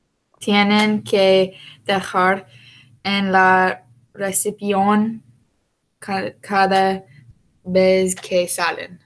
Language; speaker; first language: Spanish; non-native, learner; English